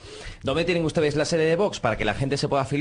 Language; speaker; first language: Spanish; native; Spanish